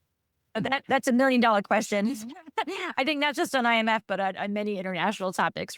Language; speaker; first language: English; native; English